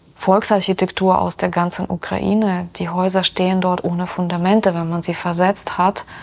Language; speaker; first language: German; non-native, fluent; Ukrainian